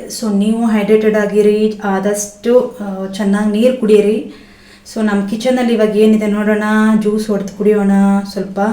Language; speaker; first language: Kannada; non-native, local second language; Konkani